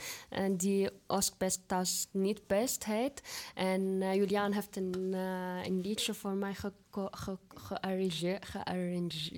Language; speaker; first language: Dutch; non-native, fluent; Arabic